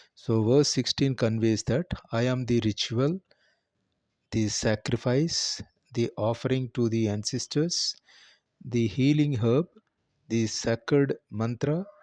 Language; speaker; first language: English; non-native, local second language; Telugu